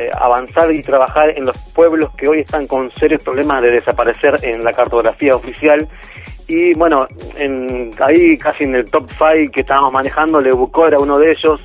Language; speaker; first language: Spanish; native; Spanish